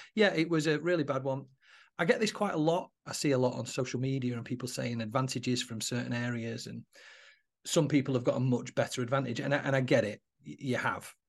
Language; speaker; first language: English; native; English